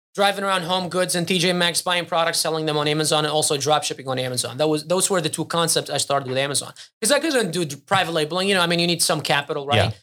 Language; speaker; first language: English; early bilingual, other home language; Arabic